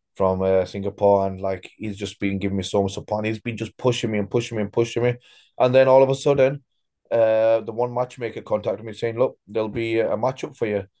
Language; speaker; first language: English; native; English